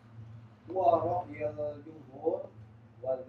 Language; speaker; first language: Arabic; non-native, fluent; Indonesian